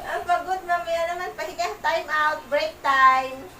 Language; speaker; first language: Filipino; non-native, local second language; Cebuano